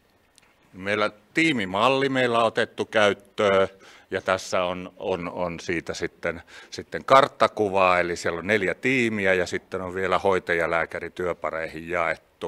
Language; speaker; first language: Finnish; native; Finnish